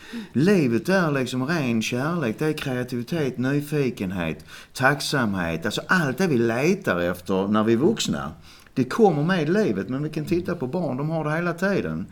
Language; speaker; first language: Swedish; native; Swedish